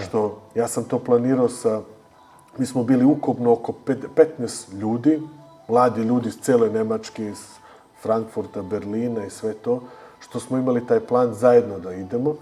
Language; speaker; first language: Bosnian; early bilingual, heritage; Bosnian